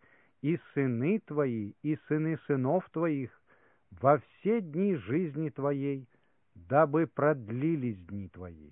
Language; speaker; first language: Russian; native; Russian